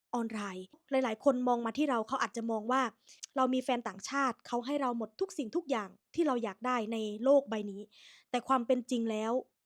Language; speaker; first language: Thai; native; Thai